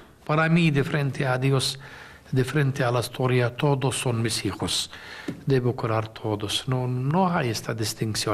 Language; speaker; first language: Spanish; non-native, fluent; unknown